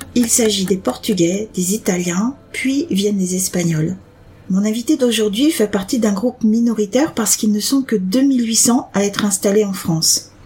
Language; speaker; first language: French; native; French